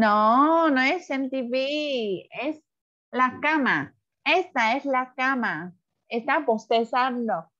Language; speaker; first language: Spanish; non-native, fluent; Vietnamese